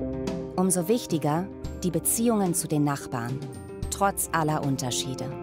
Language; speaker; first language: German; native; German